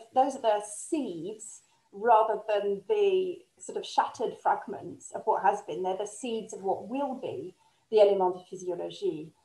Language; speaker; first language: English; native; English